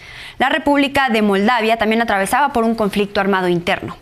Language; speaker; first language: Spanish; native; Spanish